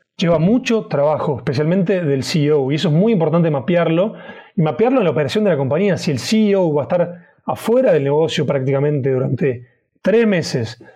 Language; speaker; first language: Spanish; native; Spanish